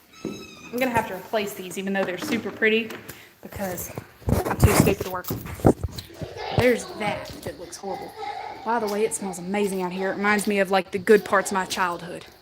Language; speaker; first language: English; native; English